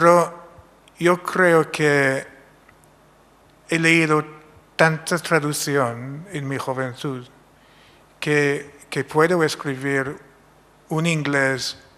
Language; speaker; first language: Spanish; non-native, fluent; English